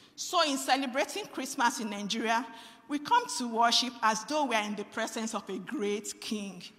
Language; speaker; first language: English; non-native, local second language; Yoruba